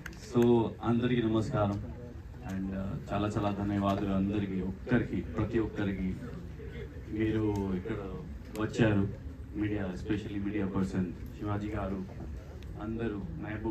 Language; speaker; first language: Telugu; non-native, learner; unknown